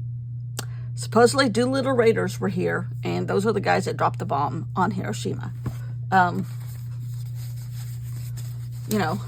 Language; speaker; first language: English; native; English